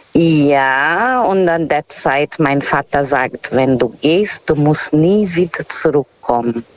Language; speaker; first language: German; non-native, learner; Portuguese